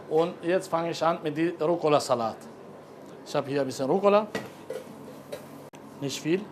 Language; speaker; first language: German; non-native, fluent; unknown